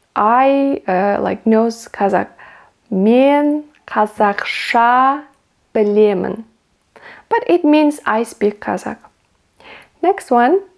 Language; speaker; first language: English; non-native, fluent; Kazakh